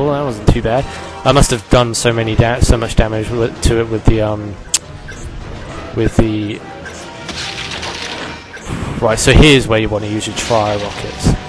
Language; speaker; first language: English; native; English